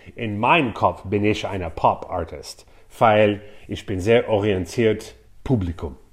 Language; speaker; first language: German; non-native, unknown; English